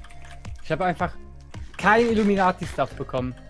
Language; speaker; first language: German; native; German